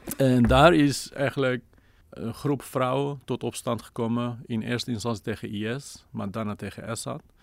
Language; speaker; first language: Dutch; non-native, fluent; Kurdish